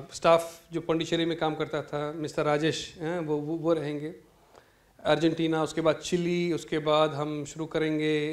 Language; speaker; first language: Hindi; non-native, local second language; Malayalam